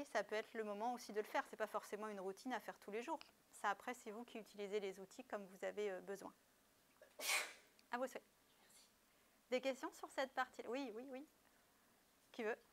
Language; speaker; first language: French; native; French